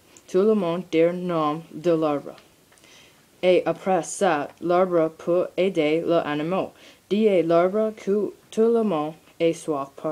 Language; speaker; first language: French; non-native, learner; English